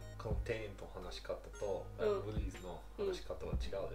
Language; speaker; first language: Japanese; non-native, learner; English